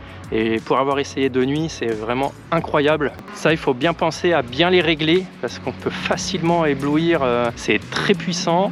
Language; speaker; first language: French; native; French